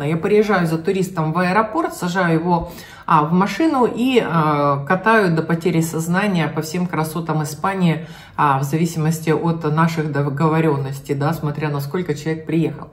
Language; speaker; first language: Russian; native; Russian